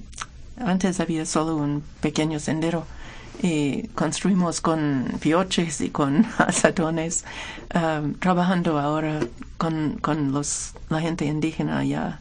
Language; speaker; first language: Spanish; non-native, fluent; English